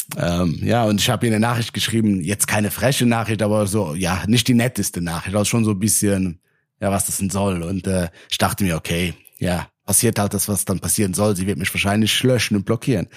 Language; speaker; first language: German; non-native, local second language; Luxembourgish